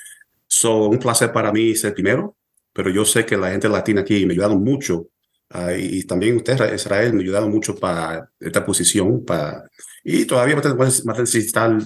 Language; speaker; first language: Spanish; early bilingual, heritage; Spanish